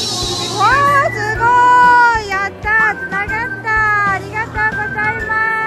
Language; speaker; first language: Japanese; native; Japanese